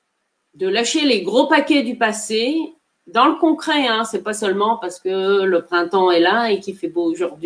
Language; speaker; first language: French; native; French